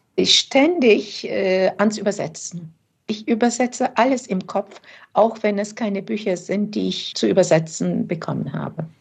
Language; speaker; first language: German; early bilingual, other home language; Turkish